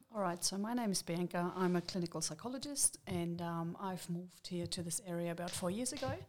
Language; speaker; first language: English; non-native, fluent; German